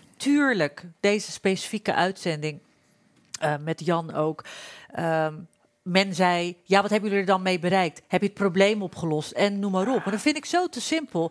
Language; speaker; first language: Dutch; early bilingual, other home language; Turkish